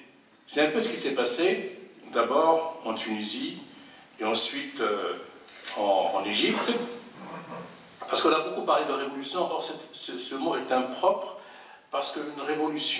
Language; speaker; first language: French; non-native, local second language; Arabic